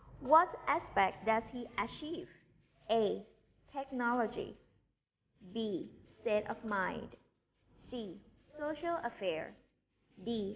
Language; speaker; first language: English; non-native, fluent; Thai